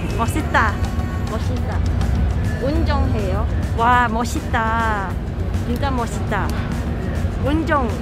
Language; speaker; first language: Korean; non-native, learner; Cantonese